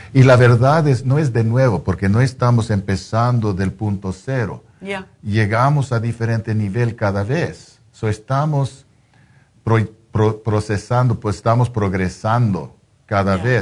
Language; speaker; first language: Spanish; non-native, fluent; English